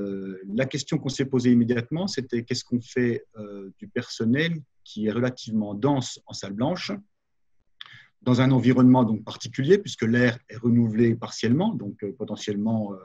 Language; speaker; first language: French; native; French